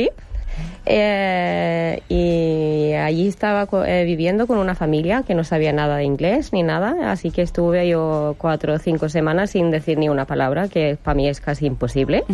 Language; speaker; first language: Spanish; non-native, fluent; Norwegian